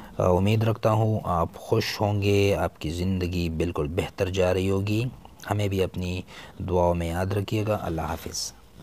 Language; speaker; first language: Urdu; non-native, local second language; Pashto